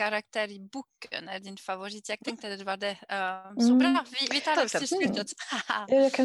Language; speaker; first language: Swedish; non-native, learner; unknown